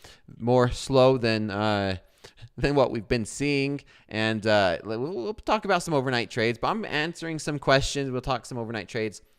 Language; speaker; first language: English; native; English